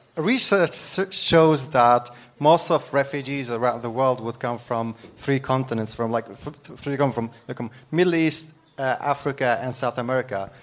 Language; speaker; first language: English; non-native, fluent; Arabic